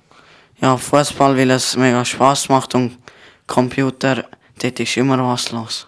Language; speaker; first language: German; early bilingual, other home language; Turkish